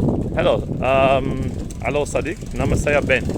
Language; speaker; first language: Indonesian; non-native, learner; English